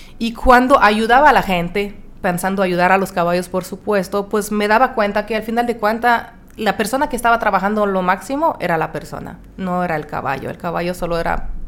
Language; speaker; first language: Spanish; non-native, fluent; French